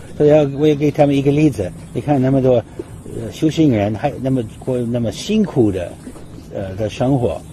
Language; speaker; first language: Chinese; non-native, fluent; English